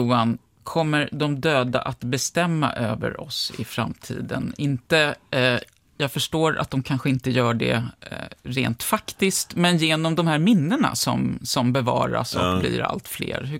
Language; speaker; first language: Swedish; native; Swedish